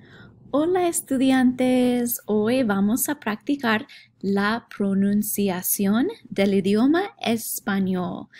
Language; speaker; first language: Spanish; non-native, fluent; English